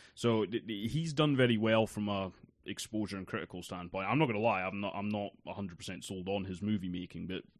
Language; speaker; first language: English; native; English